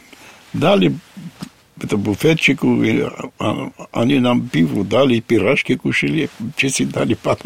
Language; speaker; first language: Russian; non-native, local second language; Armenian